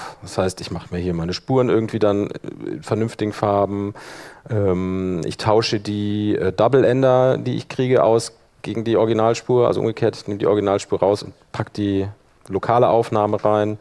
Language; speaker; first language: German; native; German